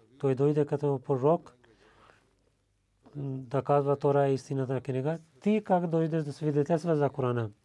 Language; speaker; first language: Bulgarian; non-native, learner; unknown